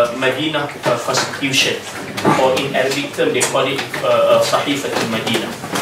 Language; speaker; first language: English; non-native, local second language; Malay